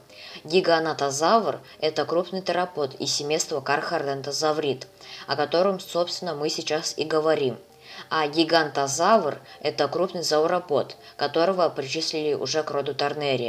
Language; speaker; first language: Russian; native; Russian